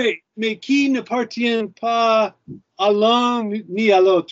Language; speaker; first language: French; non-native, fluent; English